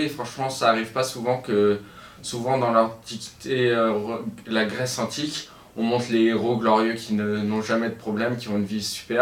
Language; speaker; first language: French; native; French